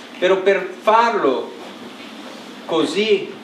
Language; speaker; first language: Italian; non-native, learner; Portuguese